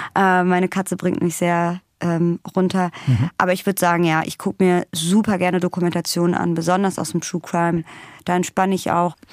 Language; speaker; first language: German; early bilingual, other home language; Russian